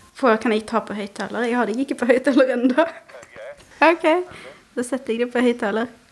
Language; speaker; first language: Norwegian; early bilingual, other home language; Arabic